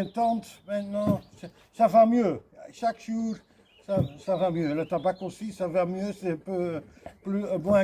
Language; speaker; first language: French; non-native, learner; Dutch